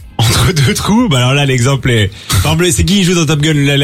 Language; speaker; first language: French; native; French